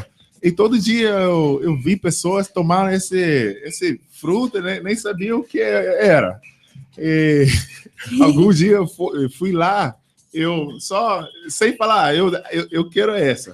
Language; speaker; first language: Portuguese; non-native, fluent; English